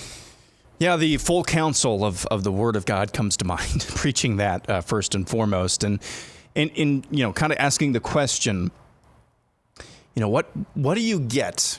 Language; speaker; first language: English; native; English